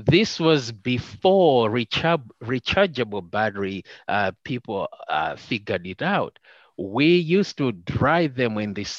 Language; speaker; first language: English; non-native, local second language; Nyanja